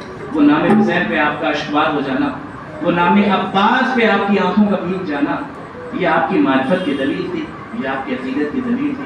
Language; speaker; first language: Urdu; native; Urdu